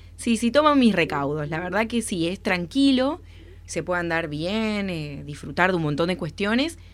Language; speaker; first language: Spanish; native; Spanish